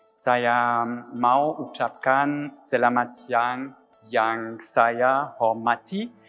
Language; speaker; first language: Indonesian; non-native, learner; French